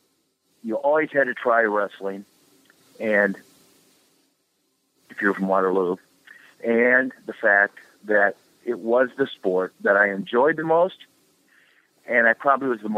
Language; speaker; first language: English; native; English